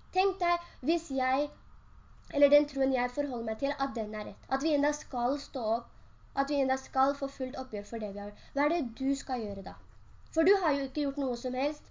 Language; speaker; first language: Norwegian; early bilingual, other home language; Urdu